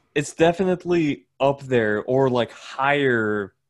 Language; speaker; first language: English; non-native, fluent; Turkish